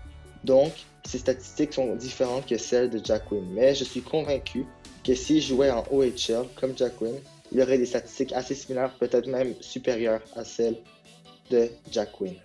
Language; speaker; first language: French; native; French